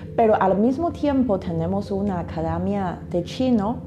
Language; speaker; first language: Spanish; non-native, fluent; Chinese